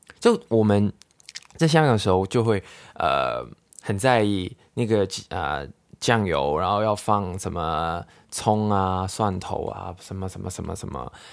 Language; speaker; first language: Chinese; non-native, local second language; Cantonese